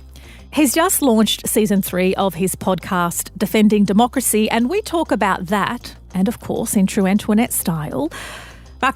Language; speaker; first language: English; native; English